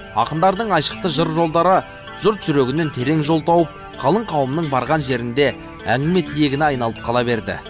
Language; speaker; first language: Kazakh; native; Kazakh